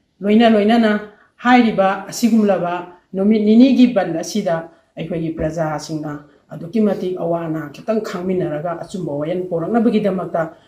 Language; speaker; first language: Manipuri; native; Manipuri